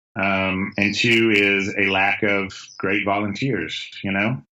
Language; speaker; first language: English; native; English